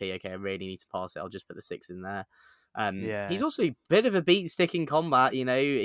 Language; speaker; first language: English; native; English